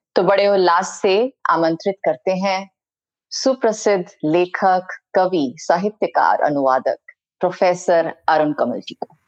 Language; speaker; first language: Hindi; native; Hindi